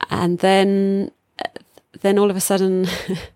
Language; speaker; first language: English; native; English